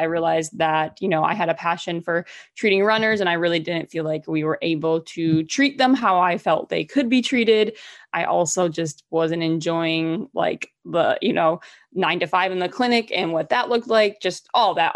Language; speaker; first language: English; native; English